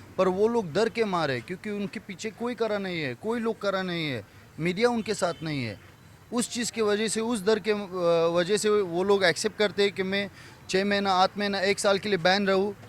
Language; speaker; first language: Hindi; non-native, fluent; Persian